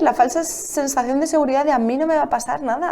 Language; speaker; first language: Spanish; native; Spanish